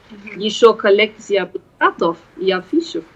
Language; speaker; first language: Russian; non-native, fluent; German